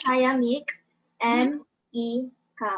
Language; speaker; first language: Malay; non-native, learner; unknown